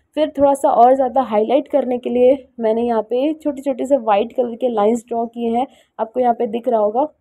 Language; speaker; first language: Hindi; native; Hindi